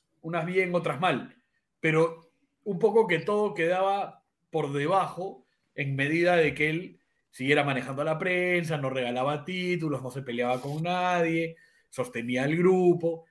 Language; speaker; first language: Spanish; native; Spanish